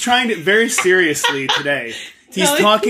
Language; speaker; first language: English; native; English